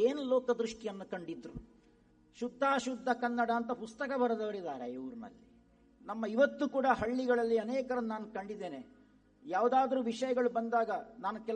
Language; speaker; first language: Kannada; non-native, local second language; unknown